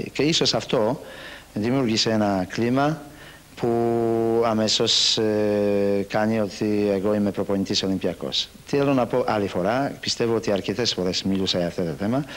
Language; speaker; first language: Greek; non-native, learner; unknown